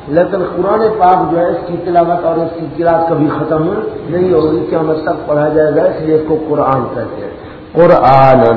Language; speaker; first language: Urdu; non-native, local second language; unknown